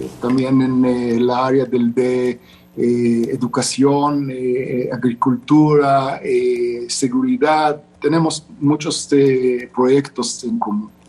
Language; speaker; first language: Spanish; non-native, fluent; Hebrew